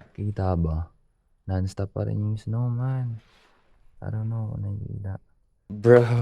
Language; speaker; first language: Filipino; native; Filipino